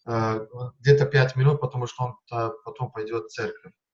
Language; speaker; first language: Russian; non-native, fluent; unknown